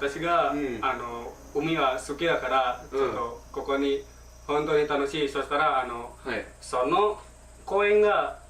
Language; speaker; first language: Japanese; non-native, learner; Indonesian